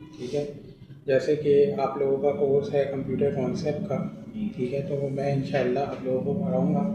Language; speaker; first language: Hindi; native; Hindi